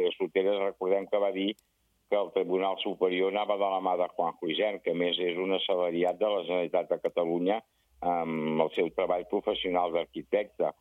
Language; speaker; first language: Catalan; native; Catalan